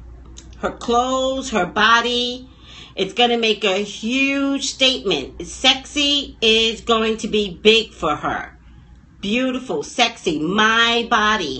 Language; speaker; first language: English; native; English